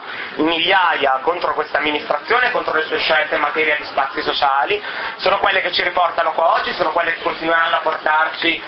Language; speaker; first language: Italian; native; Italian